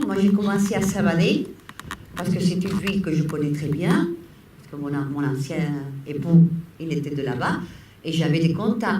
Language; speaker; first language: French; non-native, fluent; Spanish